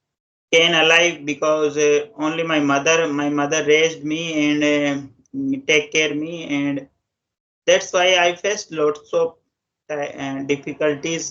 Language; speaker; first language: English; non-native, local second language; Hindi